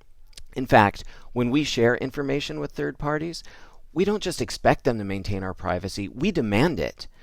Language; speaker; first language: English; native; English